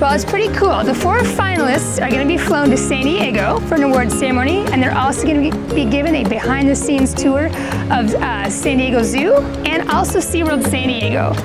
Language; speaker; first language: English; native; English